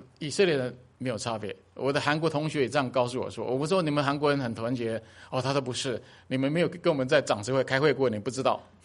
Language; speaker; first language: Chinese; native; Chinese